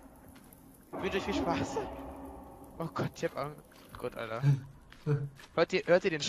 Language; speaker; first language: German; native; German